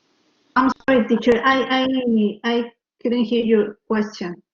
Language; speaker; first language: English; non-native, learner; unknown